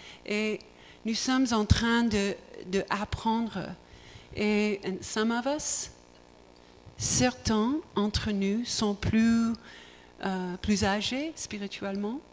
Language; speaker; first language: French; non-native, learner; English